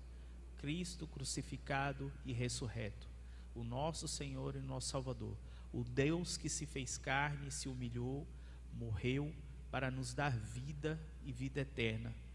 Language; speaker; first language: Portuguese; native; Portuguese